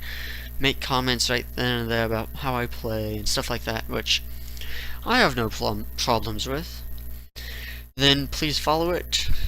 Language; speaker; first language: English; native; English